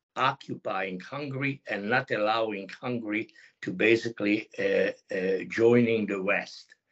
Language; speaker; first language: English; non-native, fluent; Hungarian